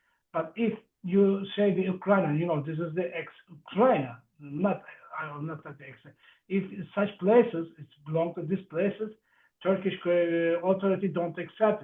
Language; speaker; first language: English; non-native, learner; Turkish